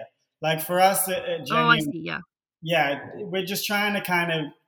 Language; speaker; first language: English; native; English